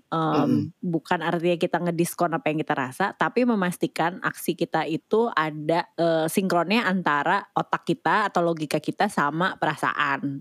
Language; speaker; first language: Indonesian; native; Indonesian